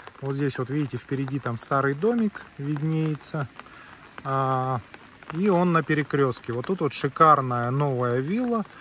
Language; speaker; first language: Russian; native; Russian